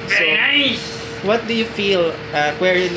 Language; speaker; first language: English; non-native, local second language; Filipino